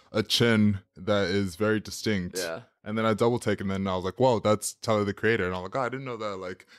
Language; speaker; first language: English; native; English